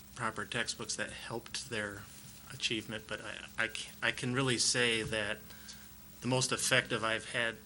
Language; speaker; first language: English; native; English